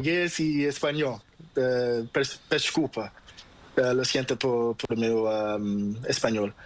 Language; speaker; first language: Spanish; non-native, learner; Portuguese